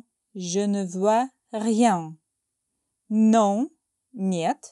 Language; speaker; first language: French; non-native, fluent; Russian